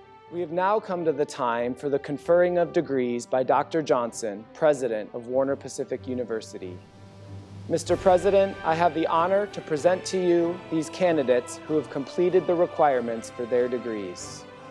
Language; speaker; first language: English; native; English